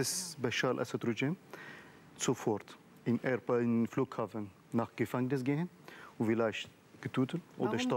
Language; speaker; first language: German; non-native, learner; Arabic